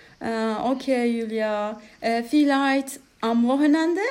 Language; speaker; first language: German; non-native, learner; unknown